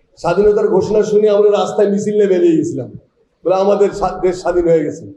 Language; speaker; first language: Bangla; native; Bangla